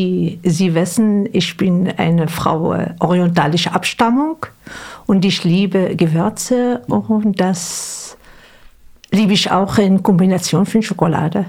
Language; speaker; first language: German; non-native, fluent; Arabic